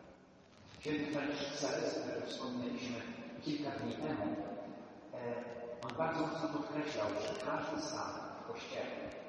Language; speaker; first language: Polish; native; Polish